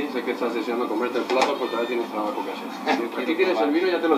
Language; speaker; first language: Spanish; native; Spanish